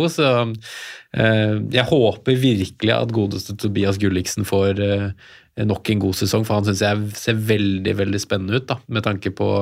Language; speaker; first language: Norwegian; native; Norwegian